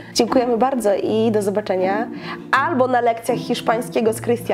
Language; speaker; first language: Polish; native; Polish